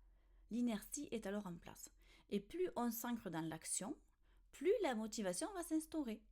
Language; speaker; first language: French; native; French